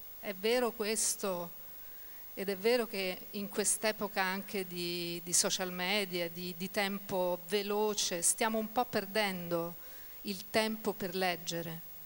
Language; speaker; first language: Italian; native; Italian